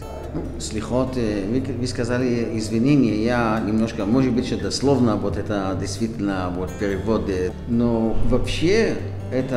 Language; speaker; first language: Russian; non-native, fluent; Hebrew